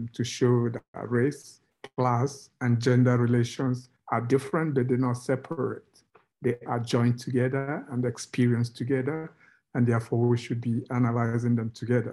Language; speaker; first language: English; non-native, local second language; Igbo